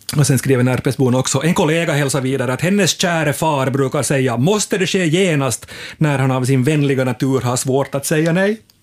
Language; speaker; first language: Swedish; native; Swedish